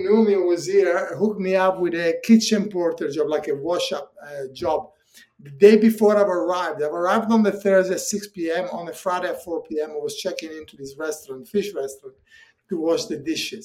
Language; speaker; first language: English; non-native, fluent; Italian